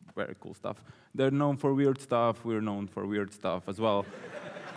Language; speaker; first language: English; non-native, fluent; Slovenian